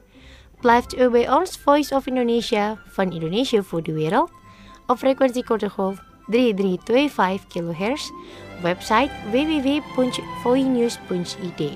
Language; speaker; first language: Dutch; non-native, learner; Indonesian